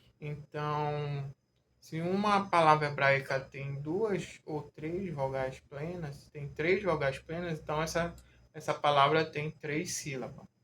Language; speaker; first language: Portuguese; native; Portuguese